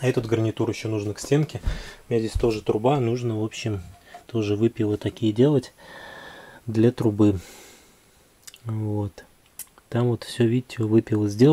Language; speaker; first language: Russian; native; Russian